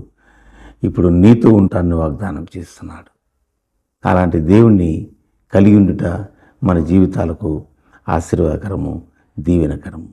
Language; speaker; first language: Telugu; native; Telugu